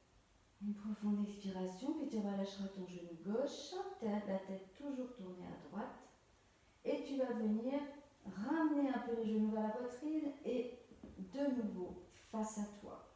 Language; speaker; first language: French; native; French